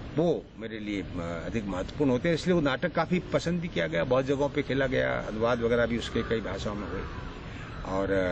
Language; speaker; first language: Hindi; native; Hindi